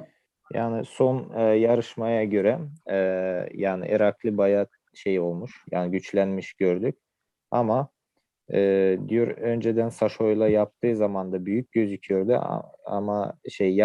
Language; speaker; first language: Turkish; non-native, fluent; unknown